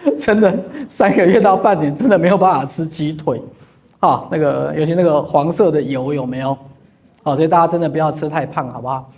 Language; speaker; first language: Chinese; native; Chinese